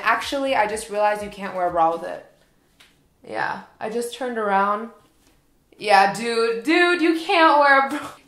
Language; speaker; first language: English; native; English